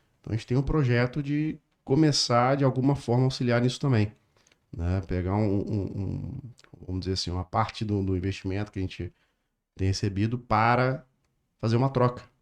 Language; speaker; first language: Portuguese; native; Portuguese